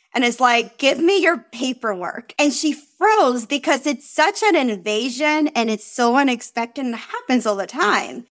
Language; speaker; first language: English; early bilingual, other home language; Spanish